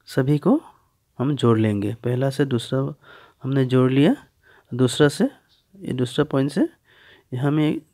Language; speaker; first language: Hindi; native; Hindi